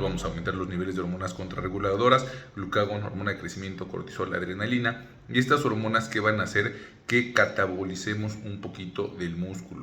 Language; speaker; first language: Spanish; native; Spanish